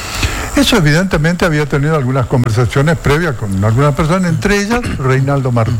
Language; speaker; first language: Spanish; native; Spanish